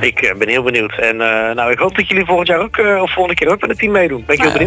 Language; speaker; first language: Dutch; native; Dutch